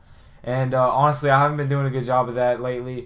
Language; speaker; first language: English; native; English